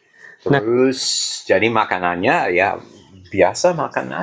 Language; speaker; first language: Indonesian; non-native, fluent; English